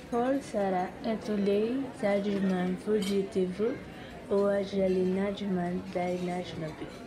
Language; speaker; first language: French; non-native, learner; Filipino